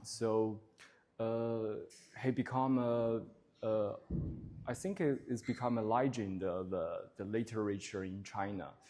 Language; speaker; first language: English; non-native, learner; Chinese